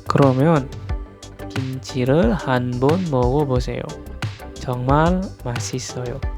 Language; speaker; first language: Korean; non-native, fluent; Indonesian